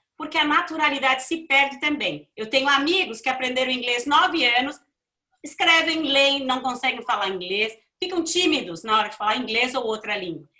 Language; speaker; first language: Portuguese; native; Portuguese